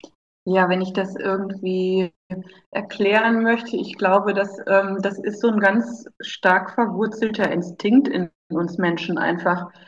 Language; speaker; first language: German; native; German